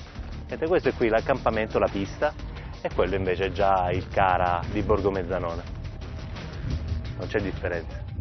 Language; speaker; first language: Italian; native; Italian